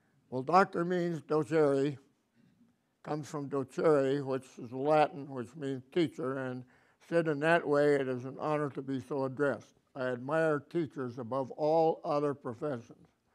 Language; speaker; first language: English; native; English